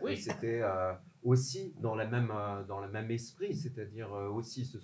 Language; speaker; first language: French; native; French